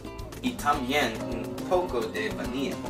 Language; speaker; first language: Spanish; non-native, learner; English